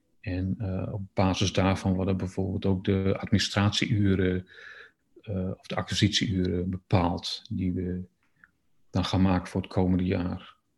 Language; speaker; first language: Dutch; native; Dutch